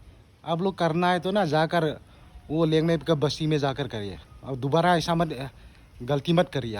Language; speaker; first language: Hindi; non-native, local second language; Thado Chin